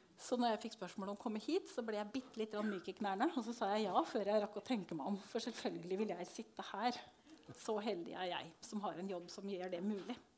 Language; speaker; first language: Norwegian; native; Norwegian